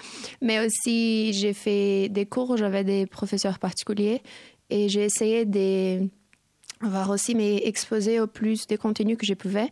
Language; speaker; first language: French; non-native, fluent; Portuguese